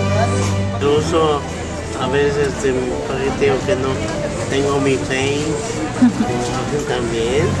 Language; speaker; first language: Spanish; native; Spanish